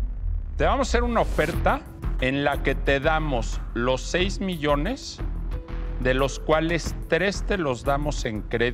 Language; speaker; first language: Spanish; native; Spanish